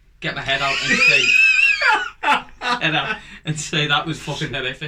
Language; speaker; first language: English; native; English